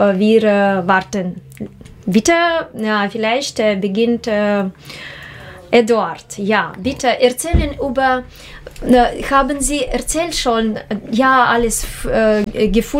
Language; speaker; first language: German; non-native, learner; Russian